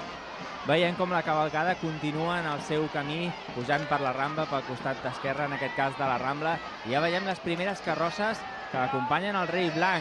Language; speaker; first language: Catalan; native; Catalan